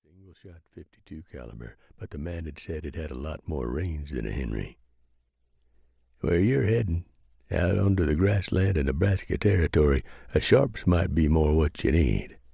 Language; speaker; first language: English; native; English